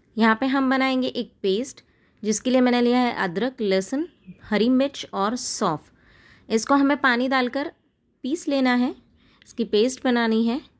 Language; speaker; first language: Hindi; non-native, local second language; Marathi